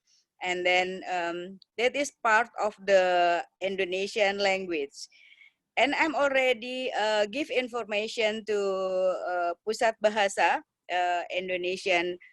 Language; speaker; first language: English; non-native, learner; Indonesian